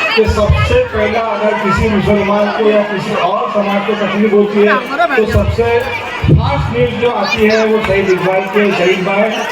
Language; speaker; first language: Hindi; non-native, local second language; Urdu